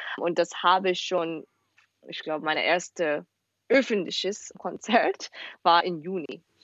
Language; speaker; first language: German; non-native, fluent; English